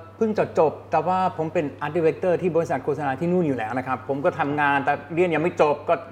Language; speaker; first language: Thai; non-native, fluent; German